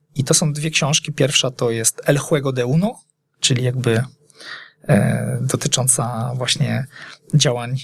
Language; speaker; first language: Polish; native; Polish